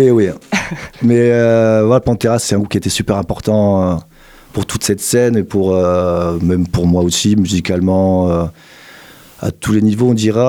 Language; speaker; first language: French; native; French